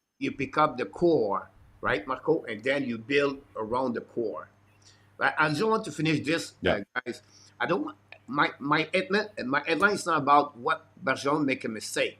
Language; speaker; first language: English; non-native, fluent; French